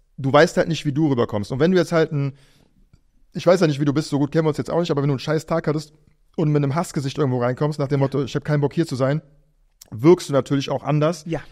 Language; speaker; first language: German; native; German